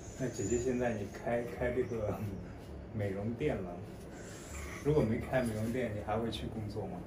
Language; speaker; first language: Chinese; native; Chinese